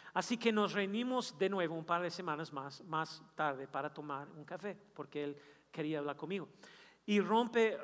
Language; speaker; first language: Spanish; non-native, fluent; English